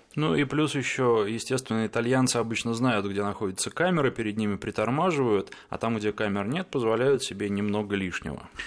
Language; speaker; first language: Russian; native; Russian